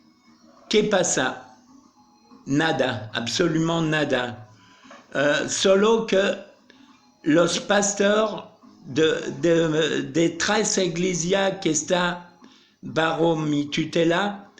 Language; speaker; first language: Spanish; non-native, learner; French